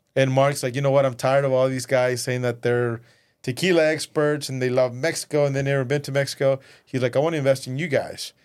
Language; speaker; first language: English; early bilingual, other home language; Spanish